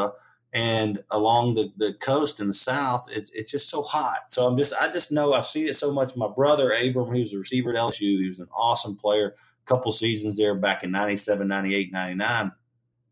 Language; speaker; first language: English; native; English